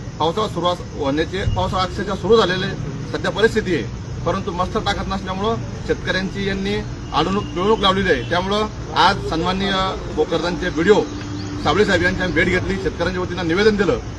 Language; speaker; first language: Marathi; native; Marathi